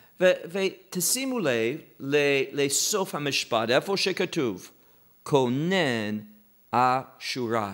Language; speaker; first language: Hebrew; non-native, fluent; English